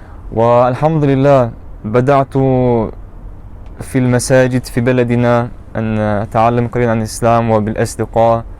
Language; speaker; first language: Arabic; non-native, learner; German